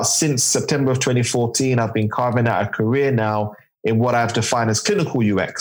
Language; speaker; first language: English; native; English